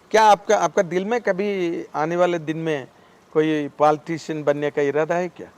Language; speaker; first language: Hindi; non-native, local second language; Telugu